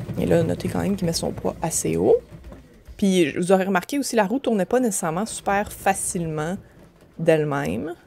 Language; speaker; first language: French; native; French